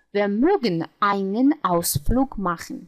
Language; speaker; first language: German; non-native, fluent; Georgian